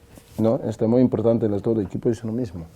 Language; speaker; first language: Spanish; non-native, learner; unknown